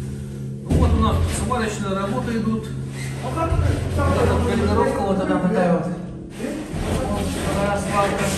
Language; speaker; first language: Russian; native; Russian